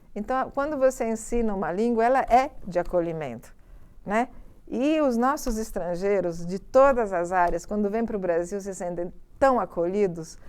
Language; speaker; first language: Portuguese; early bilingual, other home language; Italian